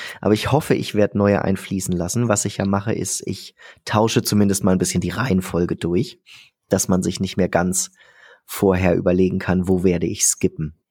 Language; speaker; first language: German; native; German